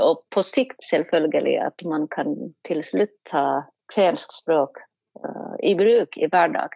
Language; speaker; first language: Norwegian; non-native, fluent; Finnish